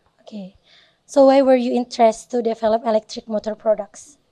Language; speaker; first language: English; non-native, learner; Indonesian